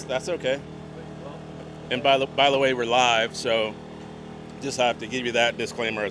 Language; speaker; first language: English; native; English